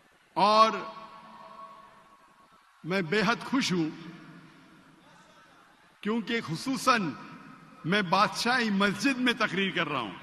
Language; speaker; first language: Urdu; non-native, local second language; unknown